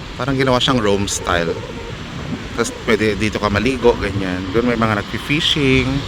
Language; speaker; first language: Filipino; native; Filipino